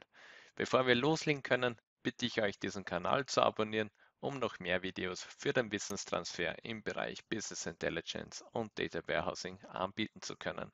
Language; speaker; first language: German; native; German